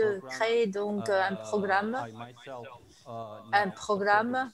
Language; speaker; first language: French; early bilingual, other home language; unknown